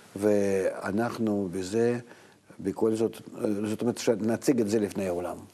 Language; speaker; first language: Hebrew; non-native, fluent; Russian